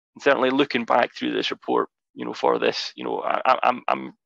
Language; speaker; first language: English; native; English